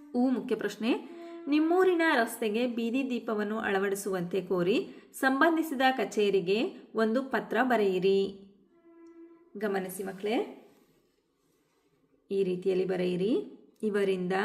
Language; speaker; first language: Kannada; native; Kannada